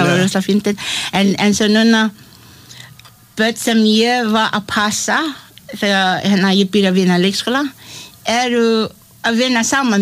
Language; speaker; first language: Icelandic; non-native, learner; Malay